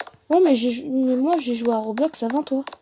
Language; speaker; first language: French; native; French